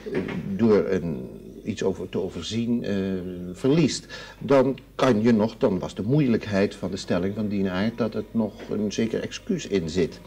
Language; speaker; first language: Dutch; native; Dutch